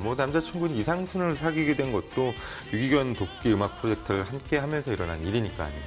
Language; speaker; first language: Korean; native; Korean